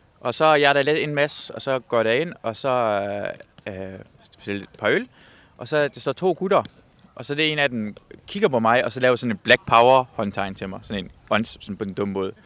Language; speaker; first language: Danish; non-native, fluent; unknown